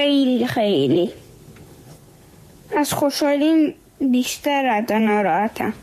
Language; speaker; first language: Persian; early bilingual, heritage; Persian